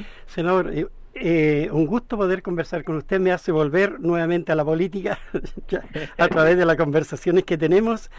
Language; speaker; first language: Spanish; native; Spanish